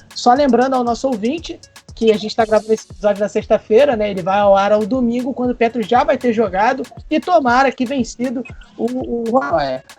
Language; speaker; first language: Portuguese; native; Portuguese